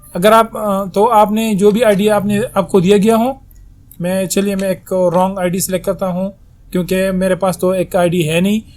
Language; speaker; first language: Urdu; native; Urdu